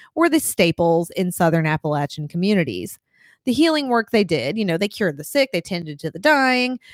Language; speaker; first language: English; native; English